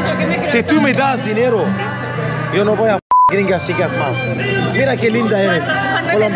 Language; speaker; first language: Spanish; non-native, learner; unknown